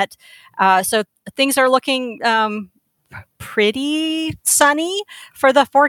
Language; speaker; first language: English; native; English